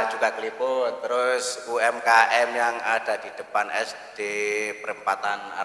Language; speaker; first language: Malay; non-native, local second language; Javanese